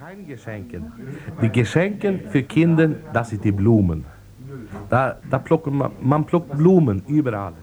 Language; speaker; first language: German; non-native, learner; Swedish